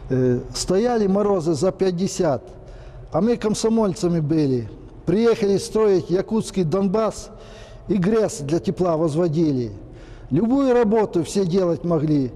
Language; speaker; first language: Russian; non-native, local second language; Ukrainian